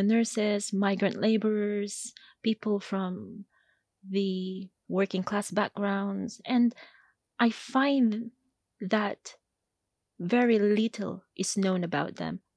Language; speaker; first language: English; non-native, local second language; Filipino